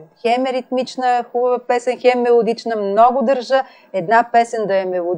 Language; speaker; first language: Bulgarian; native; Bulgarian